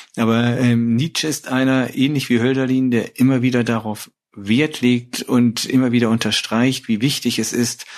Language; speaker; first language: German; native; German